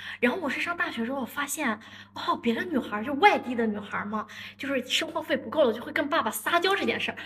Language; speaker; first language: Chinese; native; Chinese